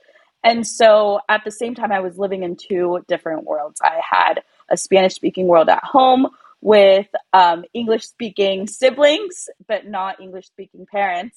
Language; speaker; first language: English; early bilingual, other home language; Spanish